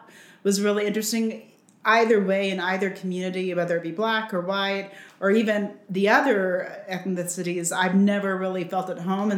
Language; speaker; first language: English; native; English